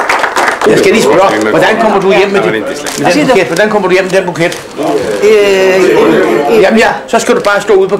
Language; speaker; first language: Danish; native; Danish